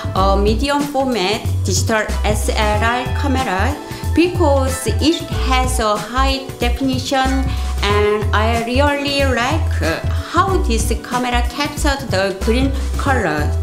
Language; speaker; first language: English; non-native, learner; Korean